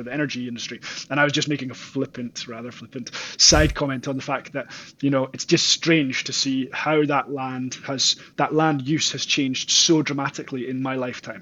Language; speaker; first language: English; native; English